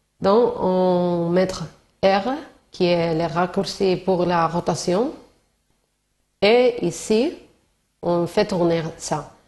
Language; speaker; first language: French; non-native, learner; Spanish